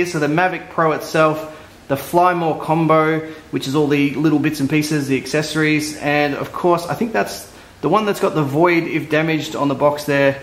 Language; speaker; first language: English; native; English